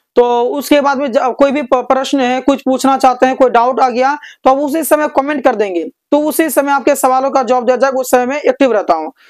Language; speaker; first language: Hindi; native; Hindi